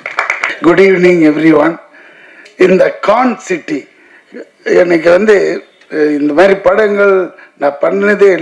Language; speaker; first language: Tamil; native; Tamil